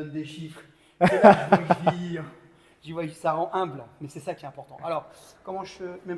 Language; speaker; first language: French; native; French